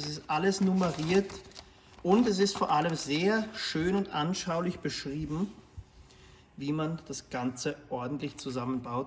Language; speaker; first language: German; native; German